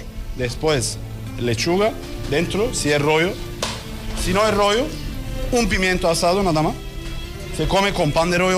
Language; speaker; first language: Spanish; non-native, learner; Turkish